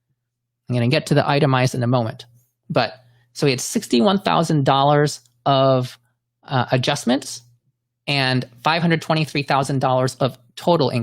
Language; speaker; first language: English; native; English